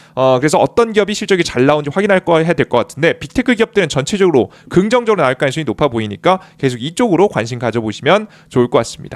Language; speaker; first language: Korean; native; Korean